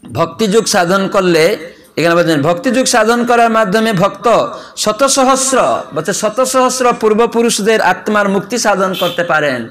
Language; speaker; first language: Bangla; non-native, fluent; Odia